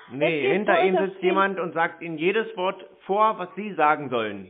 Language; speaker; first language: German; native; German